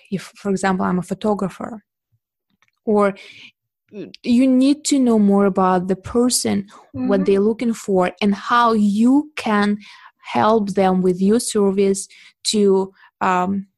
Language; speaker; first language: English; non-native, fluent; Russian